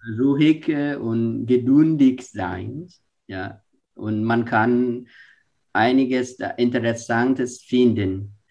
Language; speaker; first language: German; non-native, learner; Vietnamese